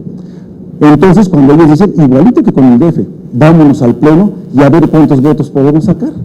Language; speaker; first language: Spanish; native; Spanish